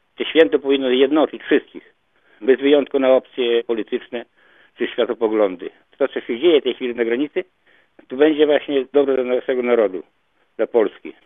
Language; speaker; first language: Polish; native; Polish